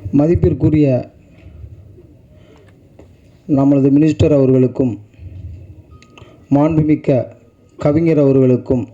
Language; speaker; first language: Tamil; native; Tamil